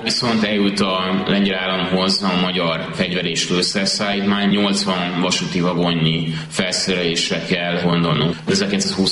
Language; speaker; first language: Hungarian; native; Hungarian